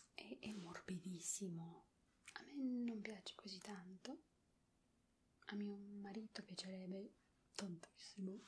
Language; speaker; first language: Italian; non-native, learner; Spanish